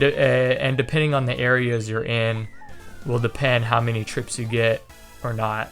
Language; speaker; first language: English; native; English